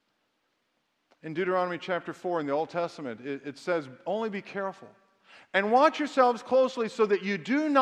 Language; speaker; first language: English; native; English